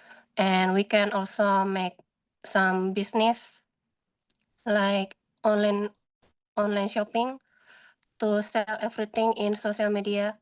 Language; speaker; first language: English; non-native, learner; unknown